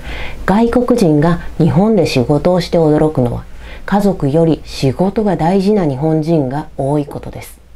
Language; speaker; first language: Japanese; non-native, fluent; Spanish